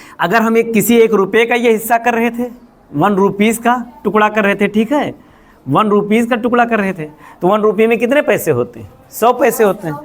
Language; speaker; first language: Hindi; native; Hindi